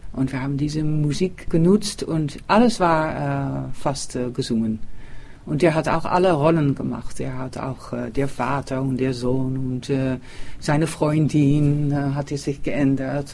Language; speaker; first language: German; non-native, learner; Dutch